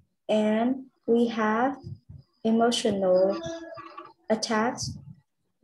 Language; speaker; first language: English; non-native, learner; Vietnamese